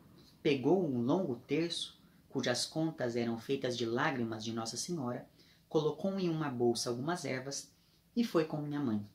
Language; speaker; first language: Portuguese; native; Portuguese